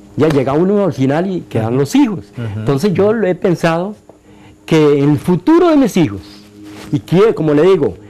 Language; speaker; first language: Spanish; native; Spanish